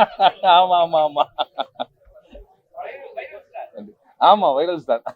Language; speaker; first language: Tamil; native; Tamil